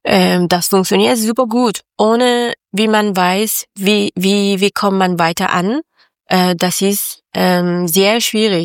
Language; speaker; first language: German; non-native, learner; Persian